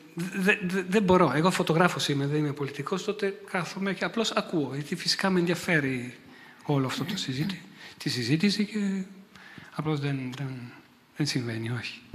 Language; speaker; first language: Greek; non-native, fluent; Italian